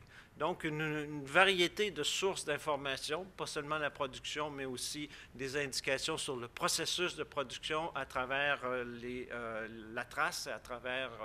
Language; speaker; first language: French; native; French